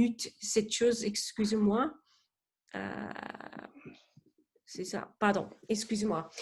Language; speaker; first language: French; non-native, fluent; English